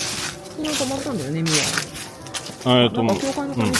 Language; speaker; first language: Japanese; native; Japanese